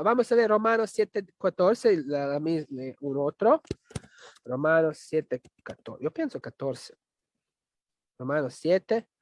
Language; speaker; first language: Spanish; non-native, fluent; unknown